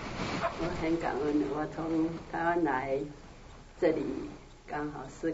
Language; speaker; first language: Chinese; native; Chinese